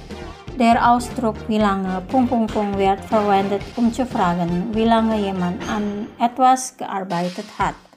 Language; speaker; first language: German; non-native, fluent; Indonesian